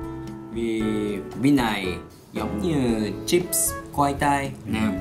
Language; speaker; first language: Vietnamese; non-native, learner; Japanese